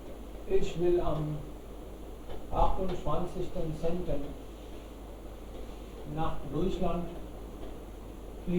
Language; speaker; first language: German; non-native, fluent; Hindi